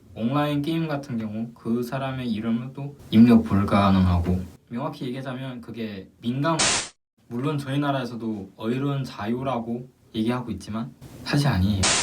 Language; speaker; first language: Korean; non-native, fluent; Chinese